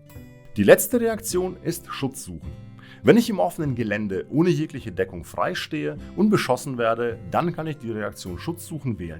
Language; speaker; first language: German; native; German